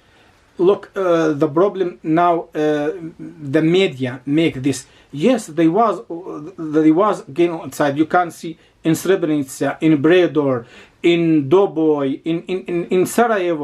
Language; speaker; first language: English; non-native, learner; Arabic